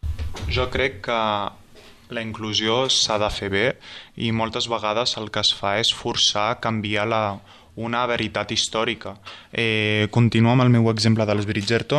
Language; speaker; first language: Catalan; non-native, fluent; French